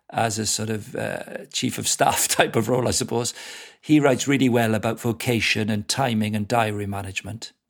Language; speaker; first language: English; native; English